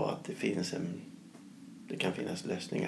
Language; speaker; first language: Swedish; non-native, fluent; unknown